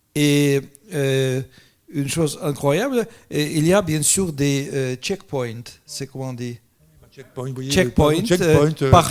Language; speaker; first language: French; non-native, fluent; Russian